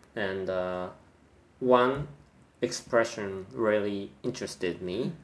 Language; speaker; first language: English; non-native, fluent; Japanese